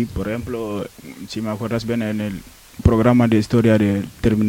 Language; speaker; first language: Spanish; non-native, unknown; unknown